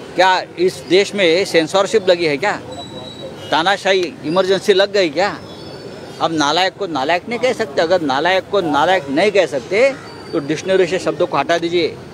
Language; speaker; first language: Hindi; non-native, local second language; Marathi